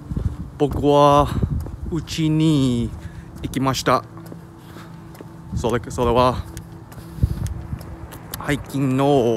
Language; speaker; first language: Japanese; non-native, learner; English